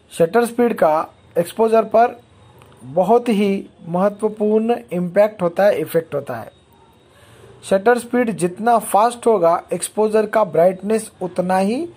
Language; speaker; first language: Hindi; non-native, local second language; Marathi